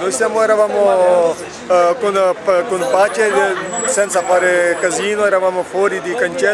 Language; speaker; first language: Italian; non-native, learner; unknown